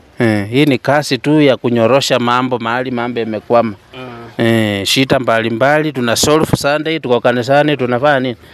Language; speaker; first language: Swahili; native; Swahili